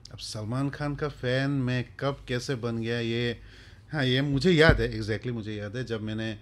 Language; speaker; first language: Hindi; non-native, local second language; Bangla